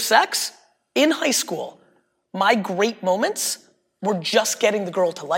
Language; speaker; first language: English; early bilingual, other home language; Russian